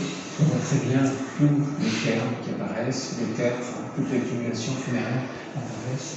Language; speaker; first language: French; native; French